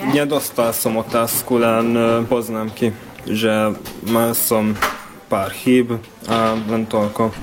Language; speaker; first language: Slovak; non-native, local second language; Hungarian